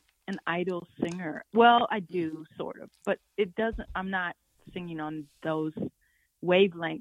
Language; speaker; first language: English; native; English